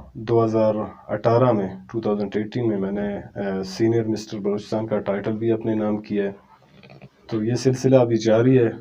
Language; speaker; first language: Urdu; non-native, local second language; Brahui